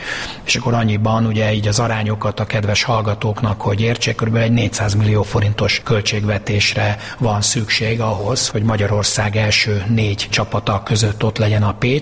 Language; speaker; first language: Hungarian; native; Hungarian